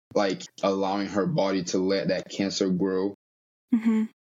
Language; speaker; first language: English; early bilingual, other home language; Portuguese